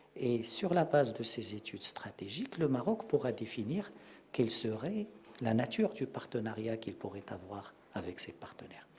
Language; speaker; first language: French; non-native, local second language; Arabic